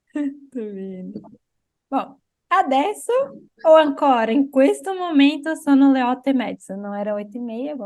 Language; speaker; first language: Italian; non-native, fluent; Portuguese